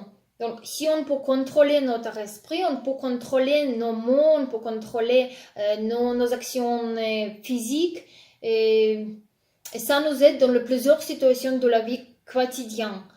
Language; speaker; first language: French; non-native, fluent; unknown